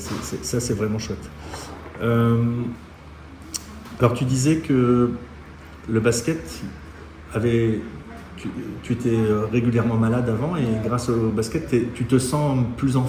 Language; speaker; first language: French; native; French